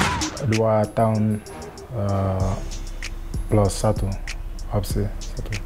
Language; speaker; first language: Indonesian; non-native, fluent; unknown